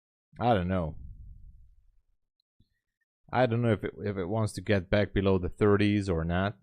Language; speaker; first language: English; non-native, fluent; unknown